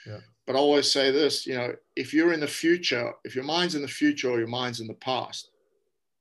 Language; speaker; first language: English; native; English